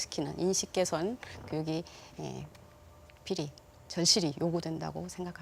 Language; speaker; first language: Korean; native; Korean